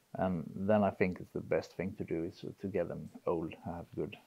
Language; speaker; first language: English; non-native, fluent; Swedish